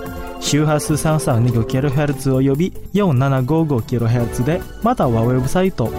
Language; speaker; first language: Japanese; non-native, fluent; Indonesian